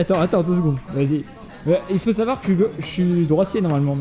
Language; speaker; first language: French; native; French